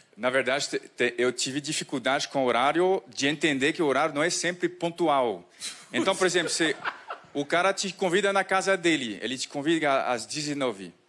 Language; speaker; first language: Portuguese; non-native, fluent; French